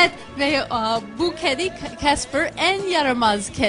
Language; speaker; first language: Turkish; non-native, learner; English